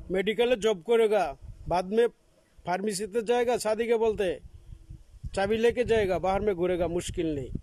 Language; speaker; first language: Hindi; non-native, learner; Bangla